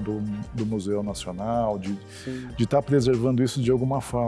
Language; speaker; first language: Portuguese; native; Portuguese